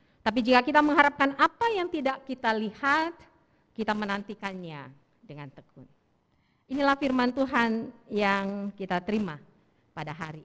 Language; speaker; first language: Indonesian; native; Indonesian